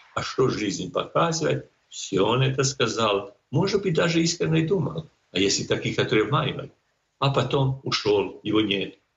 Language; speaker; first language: Russian; non-native, fluent; Croatian